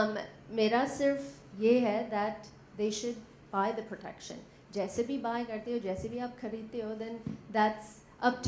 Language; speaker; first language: Hindi; non-native, learner; English